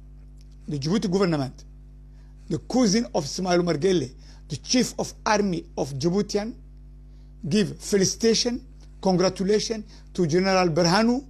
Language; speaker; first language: English; non-native, learner; Somali